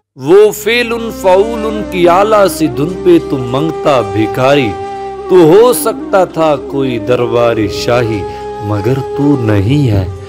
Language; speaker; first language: Urdu; non-native, local second language; Punjabi